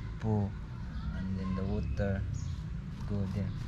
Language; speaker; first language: English; non-native, learner; Cebuano